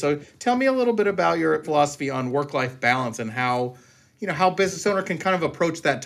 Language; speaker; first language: English; native; English